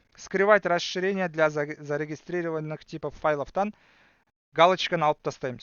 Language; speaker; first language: Russian; non-native, local second language; Kazakh